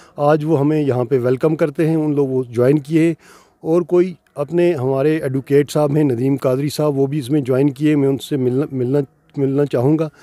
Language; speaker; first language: Urdu; non-native, local second language; Kashmiri